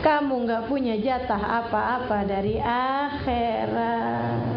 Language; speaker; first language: Indonesian; native; Indonesian